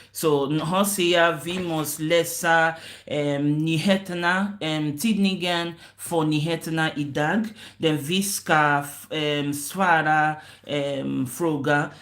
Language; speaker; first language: Swedish; non-native, learner; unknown